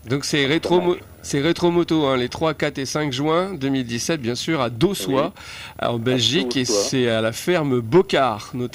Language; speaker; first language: French; native; French